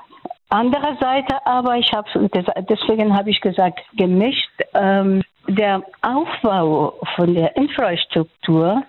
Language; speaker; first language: German; non-native, fluent; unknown